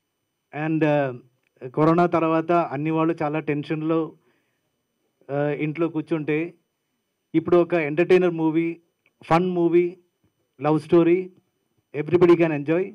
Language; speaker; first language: Telugu; non-native, learner; Malayalam